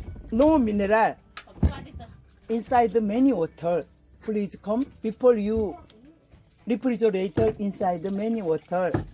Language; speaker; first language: English; non-native, learner; Korean